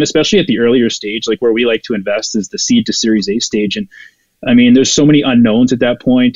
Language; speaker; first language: English; native; English